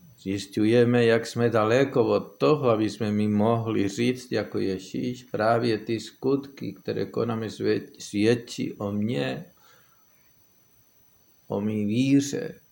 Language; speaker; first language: Czech; non-native, fluent; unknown